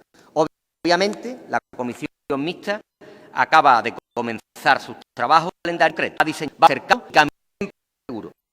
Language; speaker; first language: Spanish; native; Spanish